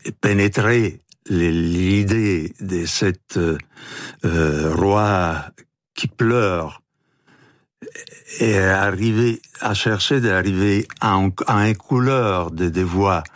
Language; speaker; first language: French; non-native, fluent; Italian